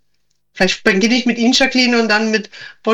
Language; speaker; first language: German; native; German